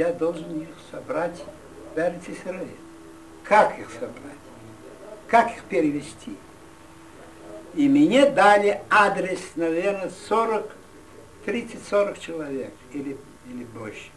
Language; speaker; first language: Russian; non-native, fluent; Yiddish